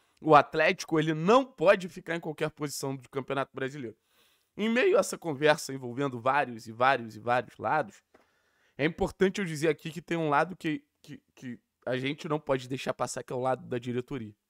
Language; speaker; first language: Portuguese; native; Portuguese